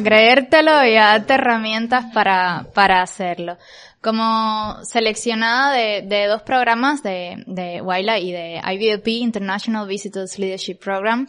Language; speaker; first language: Spanish; native; Spanish